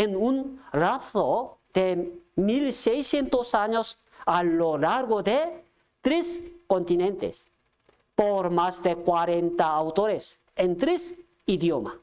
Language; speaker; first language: Spanish; non-native, fluent; Korean